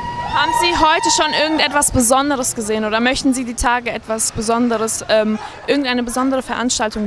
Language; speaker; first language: German; native; German